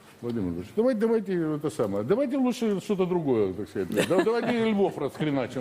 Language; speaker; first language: Russian; native; Russian